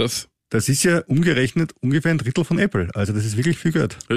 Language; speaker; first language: German; native; German